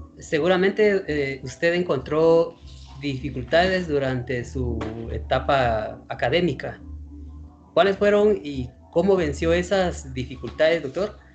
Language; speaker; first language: Spanish; native; Spanish